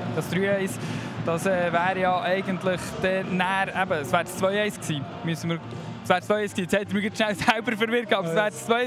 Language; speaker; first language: German; native; German